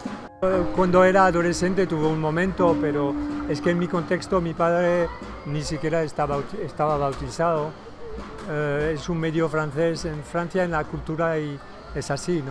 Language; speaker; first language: Spanish; non-native, fluent; French